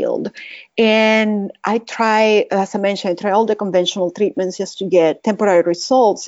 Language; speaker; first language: English; non-native, fluent; Spanish